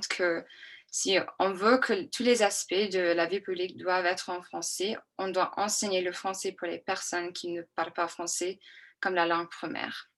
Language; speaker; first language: French; non-native, fluent; English